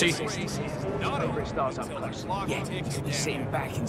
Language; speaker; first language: English; native; English